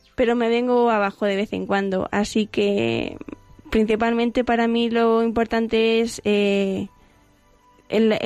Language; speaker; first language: Spanish; native; Spanish